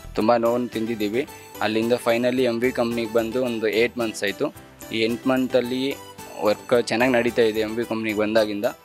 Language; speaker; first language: Kannada; non-native, local second language; Lambadi